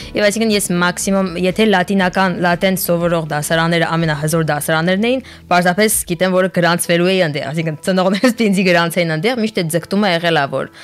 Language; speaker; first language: Armenian; early bilingual, heritage; French